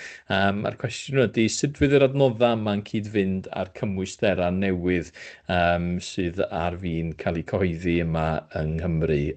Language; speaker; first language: Welsh; native; Welsh